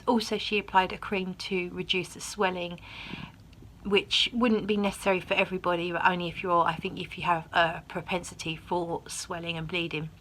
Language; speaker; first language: English; native; English